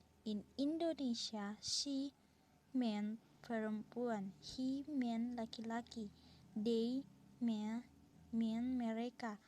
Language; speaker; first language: English; non-native, learner; Indonesian